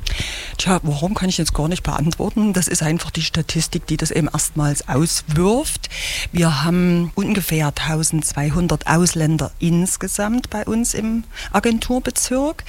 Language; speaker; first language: German; native; German